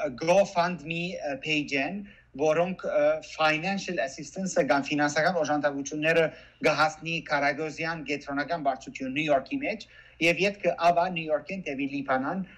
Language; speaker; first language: Armenian; early bilingual, heritage; Armenian